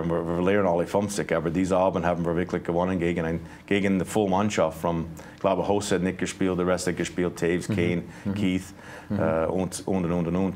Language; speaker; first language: German; non-native, fluent; English